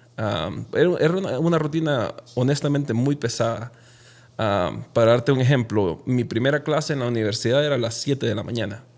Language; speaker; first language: Spanish; native; Spanish